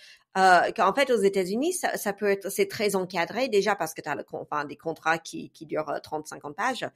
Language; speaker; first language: French; non-native, fluent; English